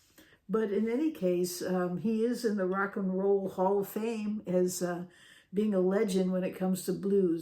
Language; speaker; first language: English; native; English